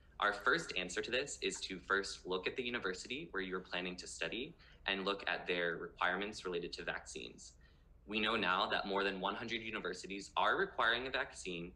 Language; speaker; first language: English; native; English